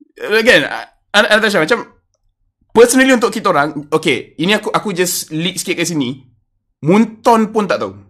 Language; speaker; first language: Malay; native; Malay